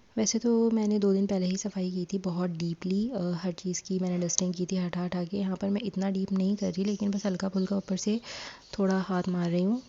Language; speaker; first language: Urdu; native; Urdu